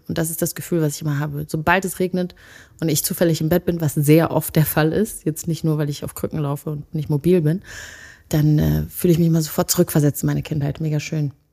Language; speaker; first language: German; early bilingual, other home language; Kinyarwanda